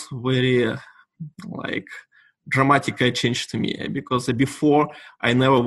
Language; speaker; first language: English; non-native, fluent; Russian